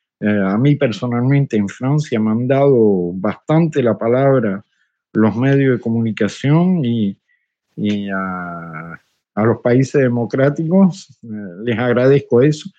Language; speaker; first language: Spanish; native; Spanish